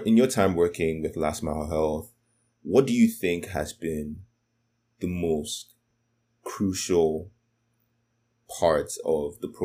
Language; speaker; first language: English; non-native, local second language; Yoruba